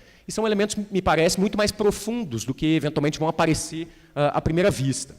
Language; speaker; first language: Portuguese; native; Portuguese